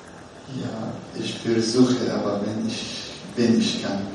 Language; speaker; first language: German; non-native, learner; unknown